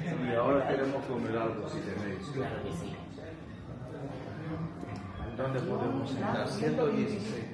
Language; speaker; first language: Spanish; non-native, learner; Armenian